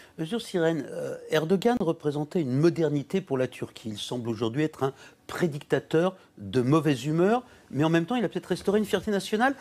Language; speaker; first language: French; native; French